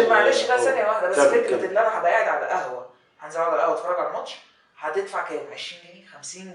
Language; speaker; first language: Arabic; native; Arabic